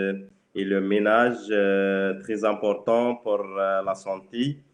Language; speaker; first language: French; non-native, learner; Spanish